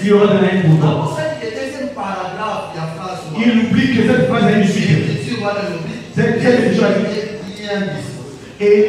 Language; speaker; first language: French; non-native, local second language; Lingala